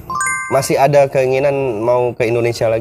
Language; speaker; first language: Indonesian; native; Indonesian